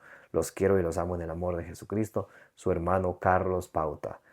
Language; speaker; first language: Spanish; native; Spanish